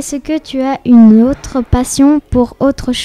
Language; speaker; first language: French; native; French